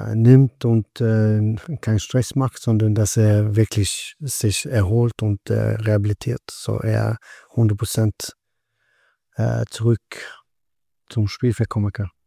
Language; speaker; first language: German; non-native, fluent; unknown